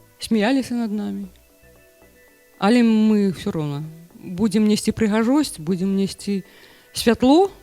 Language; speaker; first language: Belarusian; non-native, local second language; Russian